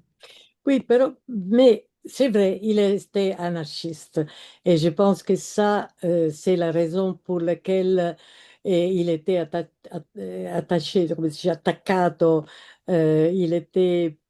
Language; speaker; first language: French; non-native, fluent; Italian